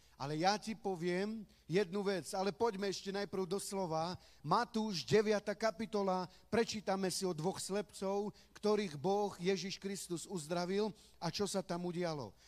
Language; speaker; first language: Slovak; non-native, local second language; Romany